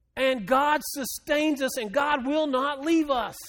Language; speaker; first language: English; native; English